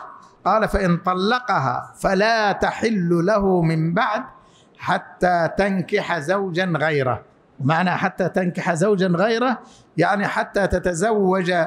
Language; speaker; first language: Arabic; native; Arabic